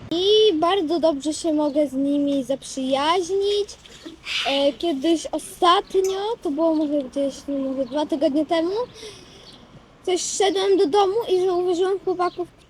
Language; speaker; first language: Polish; early bilingual, other home language; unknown